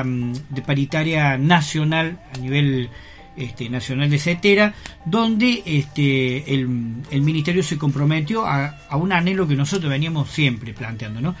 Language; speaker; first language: Spanish; native; Spanish